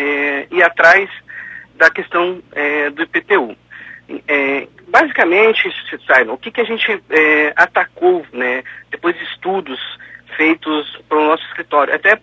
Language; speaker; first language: Portuguese; native; Portuguese